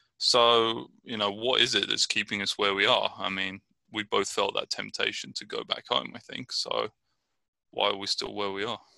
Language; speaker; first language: English; native; English